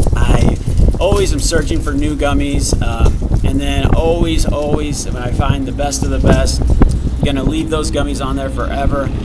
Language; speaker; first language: English; native; English